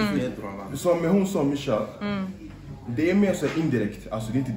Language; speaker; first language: Swedish; non-native, local second language; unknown